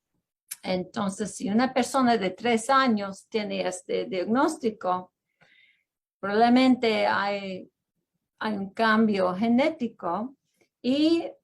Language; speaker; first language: Spanish; early bilingual, heritage; Spanish